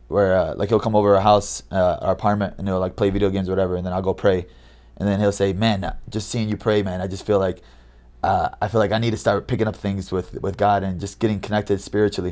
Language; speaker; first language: English; native; English